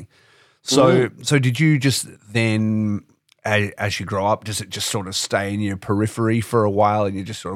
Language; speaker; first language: English; native; English